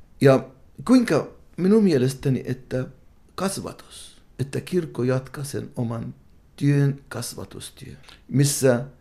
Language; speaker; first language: Finnish; non-native, fluent; Arabic